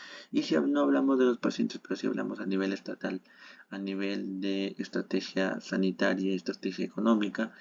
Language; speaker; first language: Spanish; native; Spanish